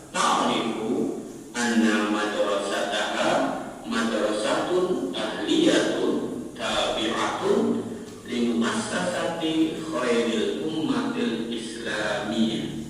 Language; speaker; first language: Arabic; non-native, learner; Indonesian